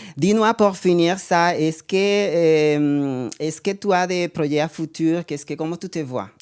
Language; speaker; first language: French; non-native, fluent; Spanish